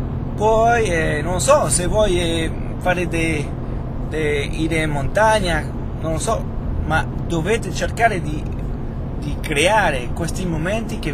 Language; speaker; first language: Italian; non-native, fluent; Spanish